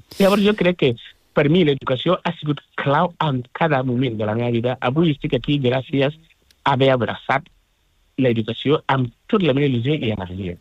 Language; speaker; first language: Catalan; non-native, fluent; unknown